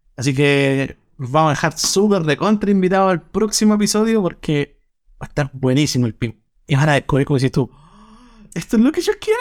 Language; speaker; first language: Spanish; native; Spanish